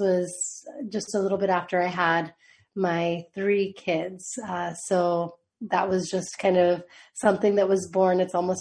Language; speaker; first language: English; native; English